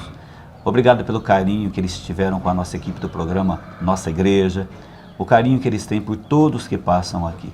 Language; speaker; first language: Portuguese; native; Portuguese